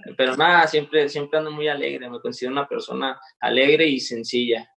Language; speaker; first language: Spanish; native; Spanish